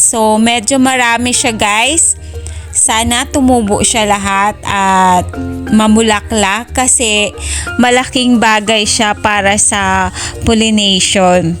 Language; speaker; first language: Filipino; native; Filipino